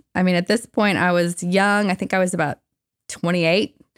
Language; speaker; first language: English; native; English